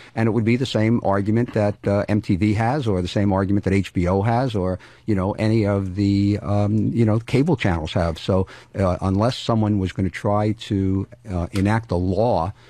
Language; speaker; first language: English; native; English